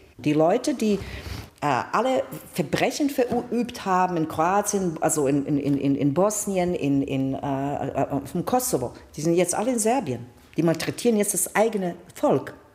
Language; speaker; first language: German; non-native, fluent; Bosnian